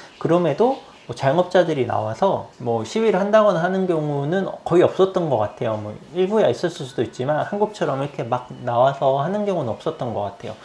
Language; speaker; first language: Korean; native; Korean